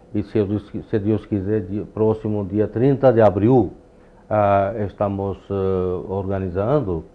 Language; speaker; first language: Portuguese; non-native, fluent; Urdu